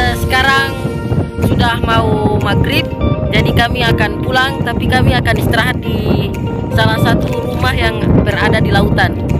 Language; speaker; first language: Indonesian; non-native, local second language; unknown